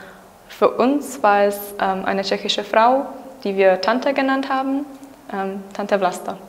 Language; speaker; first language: German; non-native, fluent; Czech